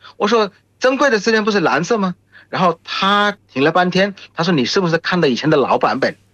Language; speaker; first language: Chinese; non-native, fluent; Bangla